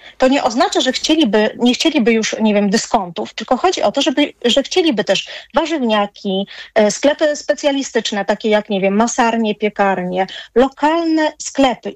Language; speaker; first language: Polish; native; Polish